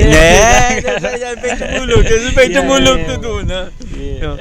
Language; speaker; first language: Dutch; non-native, learner; Portuguese